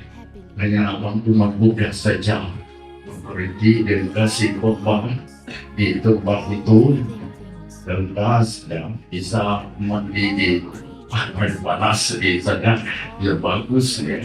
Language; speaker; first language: Indonesian; non-native, learner; Thai